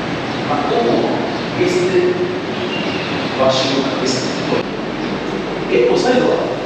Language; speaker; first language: Japanese; non-native, learner; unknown